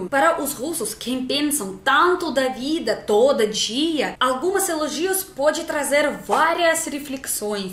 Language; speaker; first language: Portuguese; non-native, fluent; Russian